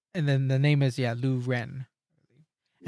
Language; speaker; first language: English; native; English